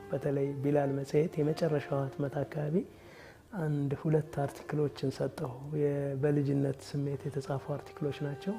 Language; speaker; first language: Amharic; native; Amharic